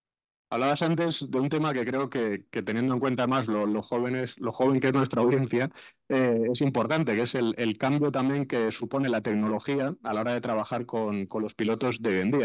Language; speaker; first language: Spanish; native; Spanish